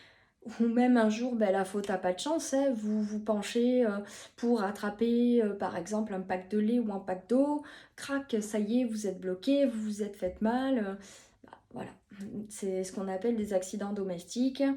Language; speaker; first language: French; native; French